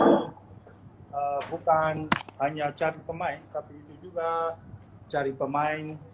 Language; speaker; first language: Indonesian; non-native, fluent; Dutch